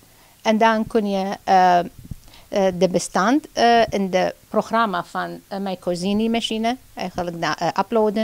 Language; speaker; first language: Dutch; non-native, fluent; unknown